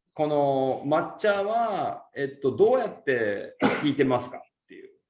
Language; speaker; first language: Japanese; native; Japanese